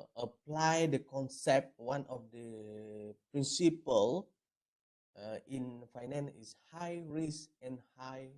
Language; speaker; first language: English; non-native, local second language; Malay